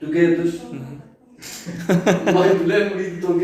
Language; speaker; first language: English; non-native, learner; Turkish